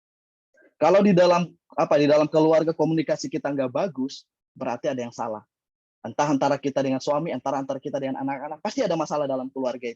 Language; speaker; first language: Indonesian; native; Indonesian